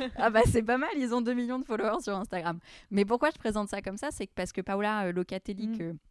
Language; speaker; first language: French; early bilingual, other home language; Arabic